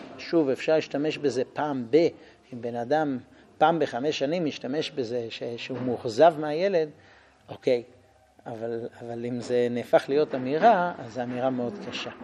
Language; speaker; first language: Hebrew; non-native, fluent; English